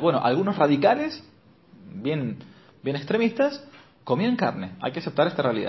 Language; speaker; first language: Spanish; native; Spanish